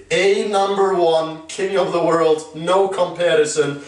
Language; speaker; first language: English; non-native, fluent; Icelandic